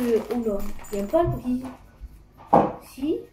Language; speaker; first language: French; native; French